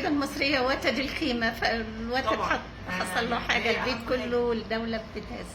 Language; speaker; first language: Arabic; native; Arabic